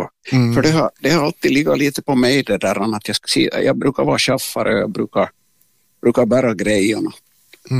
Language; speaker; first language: Swedish; native; Swedish